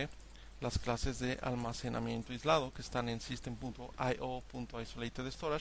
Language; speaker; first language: Spanish; native; Spanish